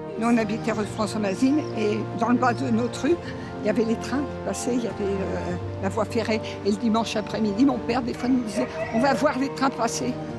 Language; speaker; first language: French; native; French